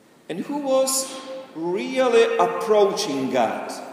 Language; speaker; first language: English; non-native, fluent; Ukrainian